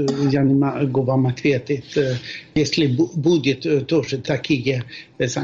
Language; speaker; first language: Russian; non-native, fluent; Swedish